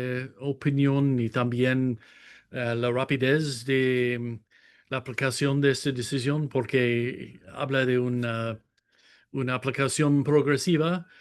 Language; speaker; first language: Spanish; non-native, fluent; English